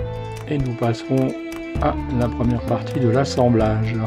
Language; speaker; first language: French; native; French